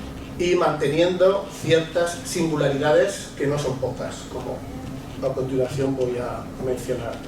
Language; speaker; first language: Spanish; native; Spanish